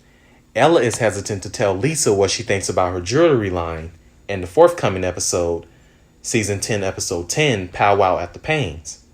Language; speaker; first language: English; native; English